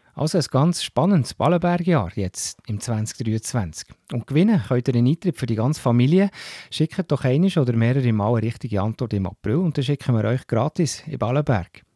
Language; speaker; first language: German; native; German